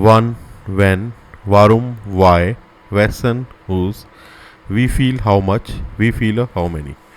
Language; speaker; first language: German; non-native, learner; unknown